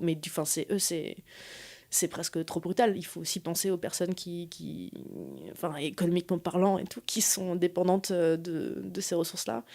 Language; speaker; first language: French; native; French